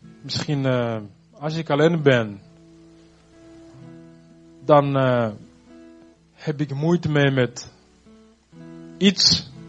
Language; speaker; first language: Dutch; non-native, fluent; Rundi